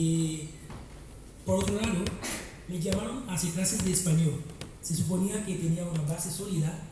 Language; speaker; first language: Spanish; non-native, fluent; Haitian Creole